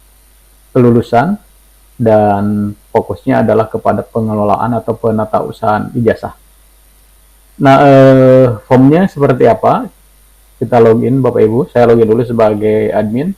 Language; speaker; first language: Indonesian; native; Indonesian